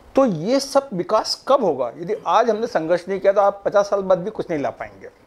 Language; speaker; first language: Hindi; native; Hindi